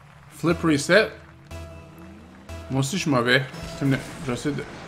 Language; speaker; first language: French; native; French